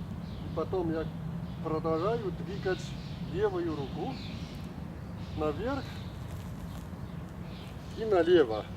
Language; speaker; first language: Russian; non-native, learner; Chinese